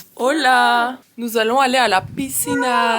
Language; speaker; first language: French; native; French